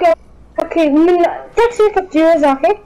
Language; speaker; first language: Swedish; early bilingual, other home language; Turkish